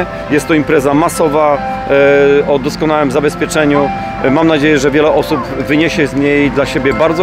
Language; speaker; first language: Polish; native; Polish